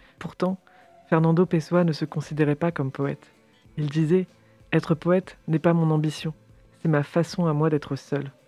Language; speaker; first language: French; native; French